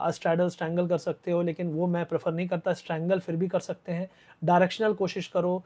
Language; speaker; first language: Hindi; non-native, local second language; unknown